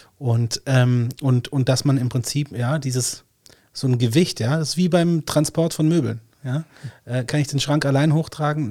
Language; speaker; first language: German; early bilingual, other home language; Tigrinya